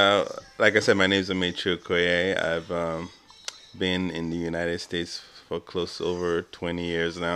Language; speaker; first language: English; non-native, local second language; Igbo